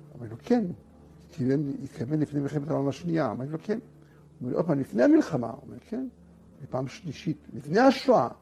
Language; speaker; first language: Hebrew; native; Hebrew